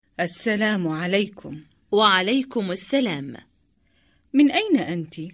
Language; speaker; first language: Arabic; non-native, learner; Indonesian